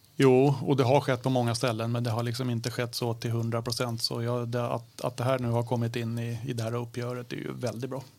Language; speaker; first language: Swedish; native; Swedish